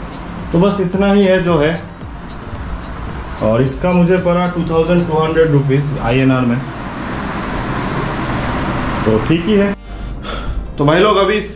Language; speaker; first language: Hindi; non-native, local second language; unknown